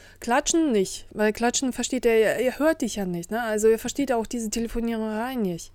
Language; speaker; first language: German; early bilingual, other home language; Russian